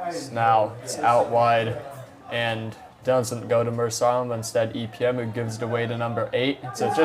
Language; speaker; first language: English; native; English